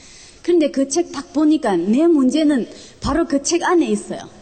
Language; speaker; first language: Korean; non-native, local second language; Chinese